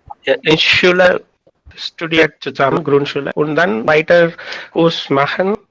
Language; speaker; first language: German; non-native, learner; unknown